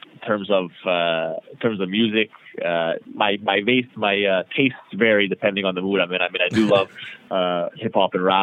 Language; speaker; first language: English; native; English